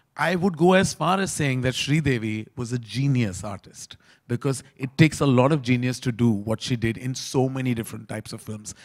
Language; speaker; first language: English; non-native, local second language; Hindi